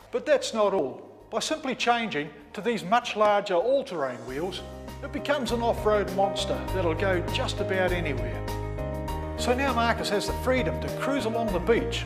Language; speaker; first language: English; native; English